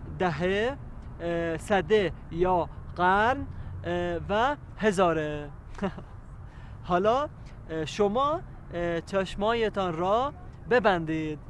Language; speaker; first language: Persian; non-native, learner; Arabic